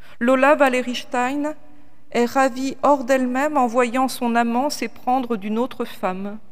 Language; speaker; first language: French; native; French